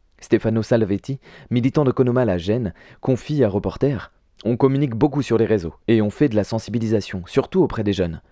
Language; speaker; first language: French; native; French